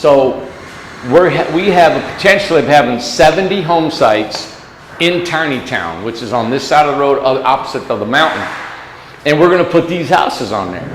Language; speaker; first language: English; native; English